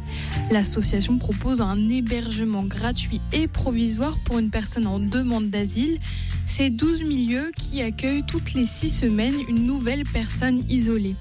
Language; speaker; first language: French; native; French